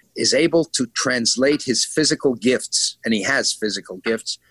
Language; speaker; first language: English; native; English